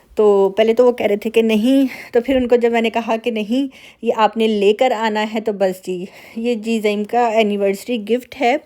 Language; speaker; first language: Urdu; native; Urdu